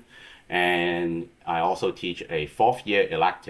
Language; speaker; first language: English; non-native, local second language; Cantonese